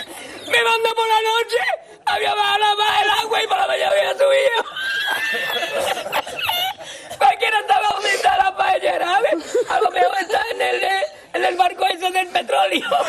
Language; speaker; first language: Spanish; native; Spanish